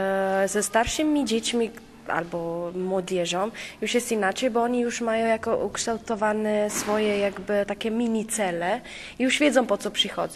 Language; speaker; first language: Polish; non-native, fluent; Slovenian